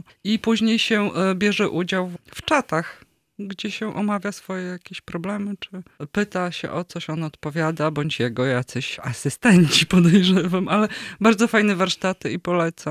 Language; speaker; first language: Polish; native; Polish